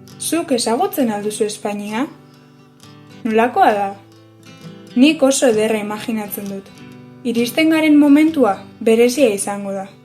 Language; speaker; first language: Basque; native; Basque